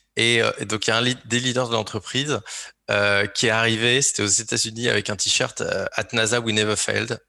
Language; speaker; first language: French; native; French